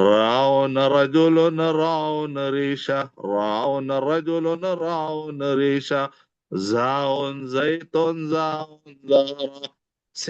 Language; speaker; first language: Arabic; non-native, fluent; Urdu